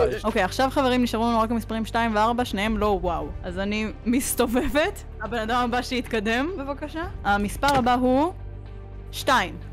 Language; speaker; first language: Hebrew; native; Hebrew